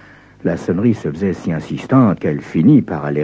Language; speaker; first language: French; native; French